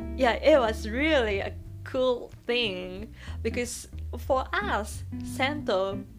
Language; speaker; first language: English; non-native, fluent; Japanese